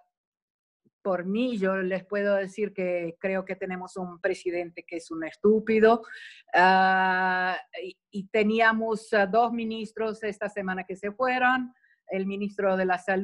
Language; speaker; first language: Spanish; non-native, fluent; Portuguese